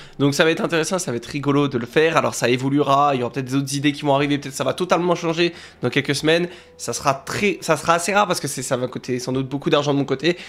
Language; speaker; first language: French; native; French